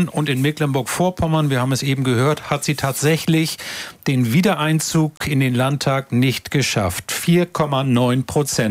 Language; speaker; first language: German; native; German